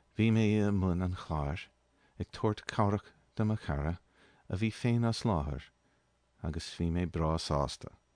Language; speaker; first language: Irish; non-native, fluent; English